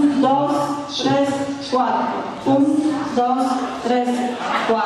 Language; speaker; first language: Spanish; non-native, learner; Polish